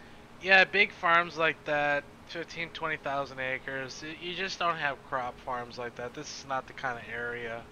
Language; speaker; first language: English; native; English